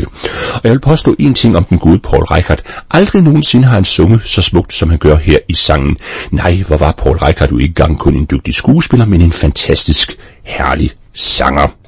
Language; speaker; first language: Danish; native; Danish